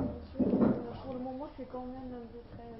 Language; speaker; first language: French; non-native, learner; Chinese